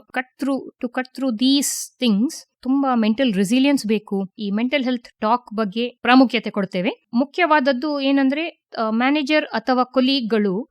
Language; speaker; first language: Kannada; native; Kannada